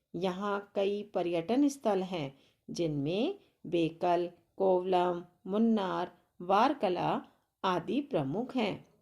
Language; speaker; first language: Hindi; native; Hindi